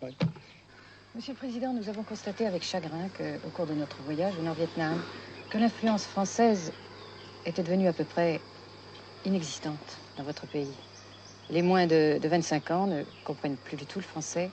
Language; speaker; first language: French; native; French